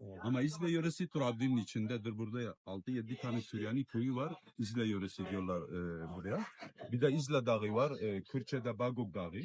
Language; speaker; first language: Turkish; non-native, fluent; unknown